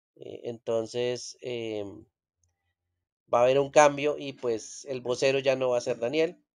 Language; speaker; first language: Spanish; native; Spanish